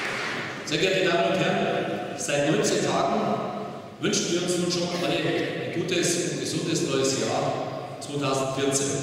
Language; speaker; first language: German; native; German